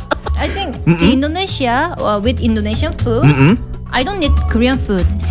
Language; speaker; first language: English; non-native, learner; Korean